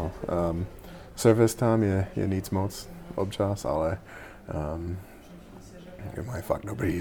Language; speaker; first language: Czech; non-native, learner; English